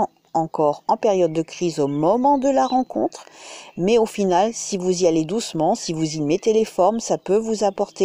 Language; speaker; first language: French; native; French